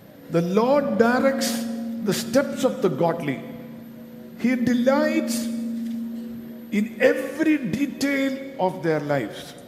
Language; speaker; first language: English; non-native, local second language; Malayalam